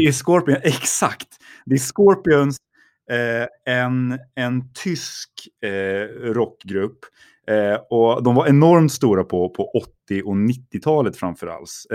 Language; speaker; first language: Swedish; native; Swedish